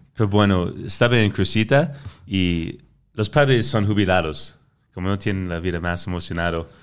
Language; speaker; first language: Spanish; non-native, fluent; French